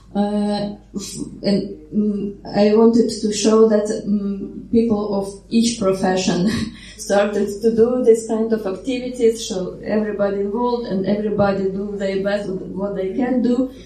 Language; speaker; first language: English; non-native, fluent; Ukrainian